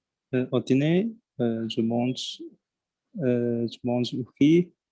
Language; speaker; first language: French; non-native, learner; Chinese